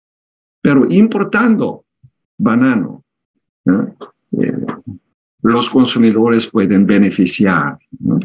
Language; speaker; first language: Spanish; non-native, fluent; Korean